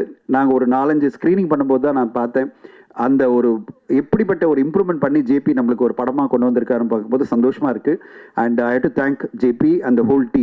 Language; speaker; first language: Tamil; native; Tamil